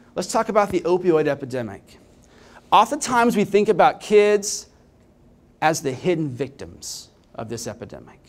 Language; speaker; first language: English; native; English